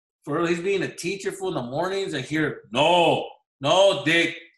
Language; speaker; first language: English; early bilingual, other home language; Spanish